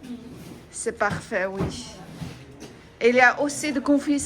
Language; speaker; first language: French; non-native, learner; Chinese